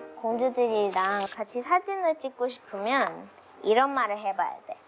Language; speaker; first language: Korean; early bilingual, heritage; English